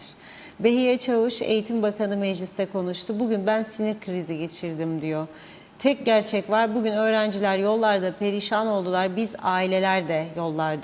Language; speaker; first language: Turkish; native; Turkish